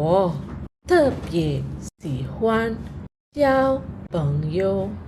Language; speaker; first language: Chinese; non-native, fluent; Indonesian